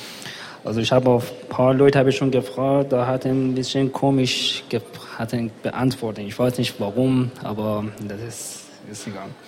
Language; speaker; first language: German; non-native, learner; Persian